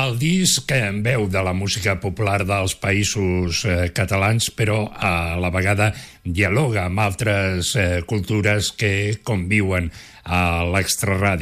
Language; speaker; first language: Catalan; native; Catalan